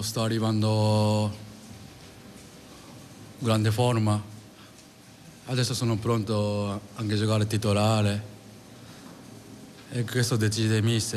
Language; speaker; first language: Italian; non-native, learner; Japanese